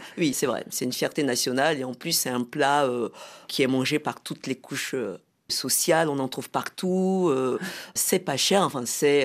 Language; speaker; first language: French; native; French